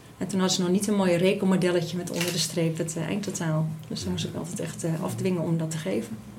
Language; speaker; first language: Dutch; native; Dutch